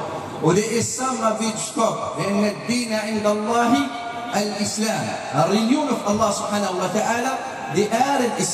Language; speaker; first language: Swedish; non-native, fluent; Arabic